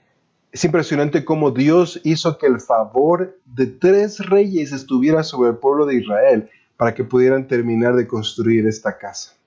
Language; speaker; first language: Spanish; native; Spanish